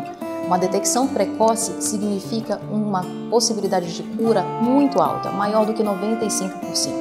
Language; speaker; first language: Portuguese; native; Portuguese